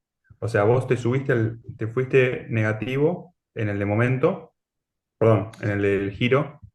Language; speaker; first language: Spanish; native; Spanish